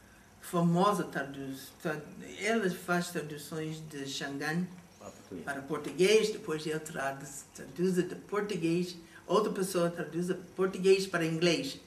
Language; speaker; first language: Portuguese; non-native, fluent; English